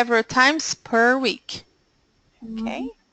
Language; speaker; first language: English; non-native, fluent; Portuguese